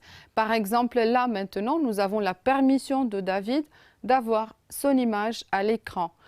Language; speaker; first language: French; non-native, fluent; Romanian